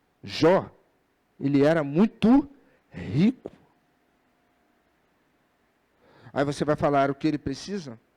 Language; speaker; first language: Portuguese; native; Portuguese